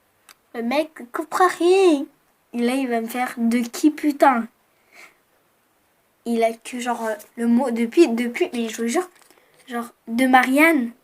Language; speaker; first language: French; native; French